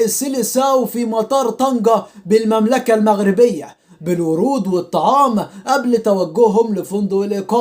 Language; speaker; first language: Arabic; native; Arabic